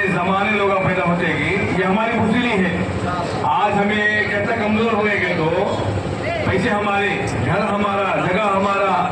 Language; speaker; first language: Urdu; native; Urdu